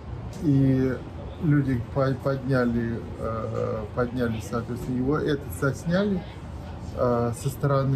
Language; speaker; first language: Russian; native; Russian